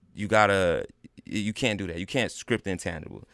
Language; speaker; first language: English; native; English